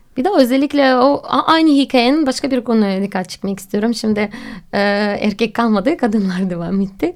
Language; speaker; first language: Turkish; non-native, fluent; Russian